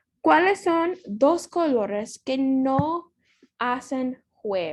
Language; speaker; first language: Spanish; non-native, learner; English